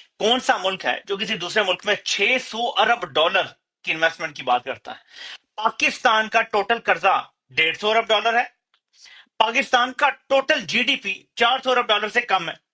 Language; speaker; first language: Urdu; native; Urdu